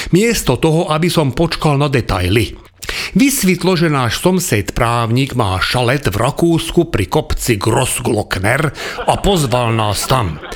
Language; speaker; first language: Slovak; non-native, local second language; Hungarian